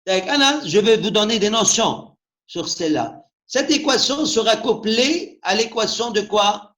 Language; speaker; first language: French; non-native, local second language; Arabic